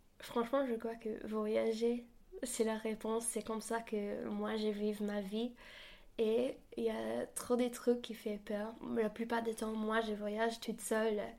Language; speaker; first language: French; non-native, fluent; English